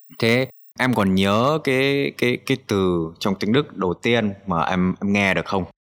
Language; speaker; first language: Vietnamese; native; Vietnamese